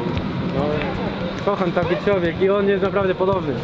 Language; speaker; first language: Polish; non-native, learner; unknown